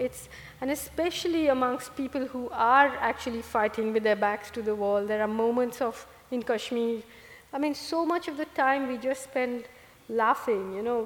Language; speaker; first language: English; non-native, local second language; Malayalam